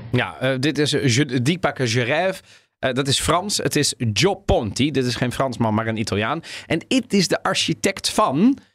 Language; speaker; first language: Dutch; native; Dutch